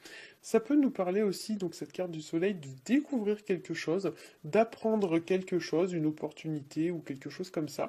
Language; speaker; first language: French; native; French